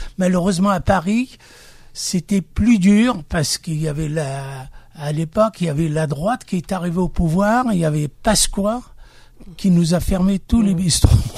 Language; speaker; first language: French; non-native, local second language; Kabyle